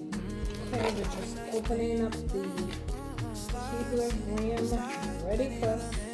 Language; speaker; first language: English; native; English